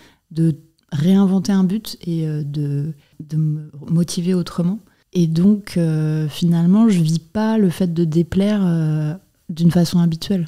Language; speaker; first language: French; native; French